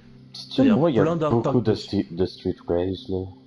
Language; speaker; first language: French; native; French